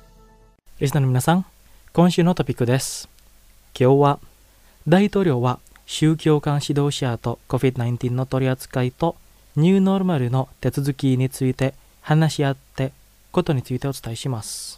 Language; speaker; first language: Japanese; non-native, fluent; Indonesian